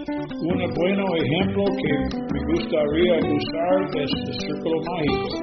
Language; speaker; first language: Spanish; non-native, learner; English